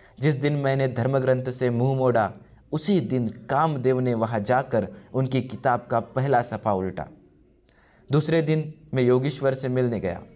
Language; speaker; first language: Hindi; non-native, local second language; Marathi